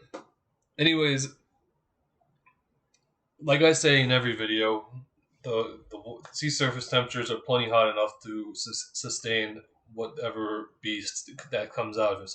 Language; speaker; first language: English; native; English